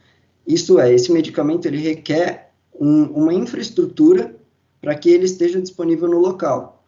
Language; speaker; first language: Portuguese; native; Portuguese